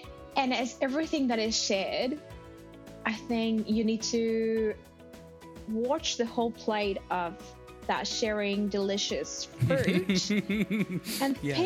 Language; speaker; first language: English; non-native, fluent; Spanish